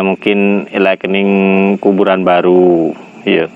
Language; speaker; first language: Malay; non-native, local second language; Madurese